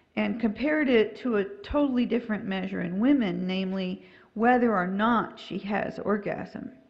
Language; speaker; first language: English; native; English